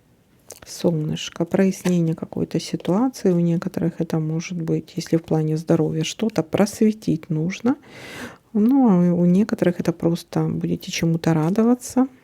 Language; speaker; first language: Russian; native; Russian